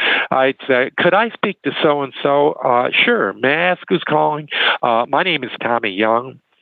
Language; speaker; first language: English; native; English